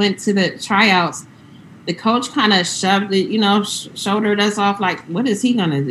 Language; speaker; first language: English; native; English